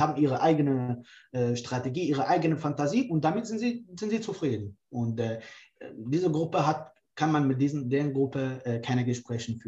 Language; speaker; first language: German; non-native, fluent; Kurdish